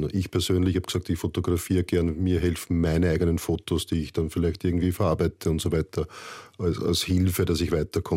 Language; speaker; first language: German; native; German